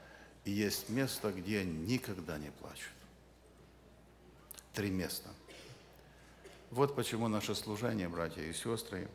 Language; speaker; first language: Russian; non-native, local second language; Ukrainian